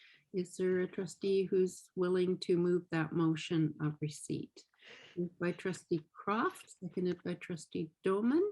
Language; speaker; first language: English; native; English